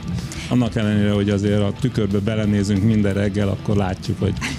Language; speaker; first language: Hungarian; native; Hungarian